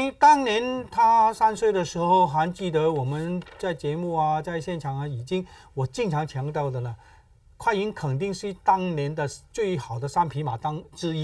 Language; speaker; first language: Chinese; native; Chinese